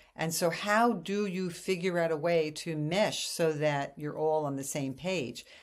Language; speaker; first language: English; native; English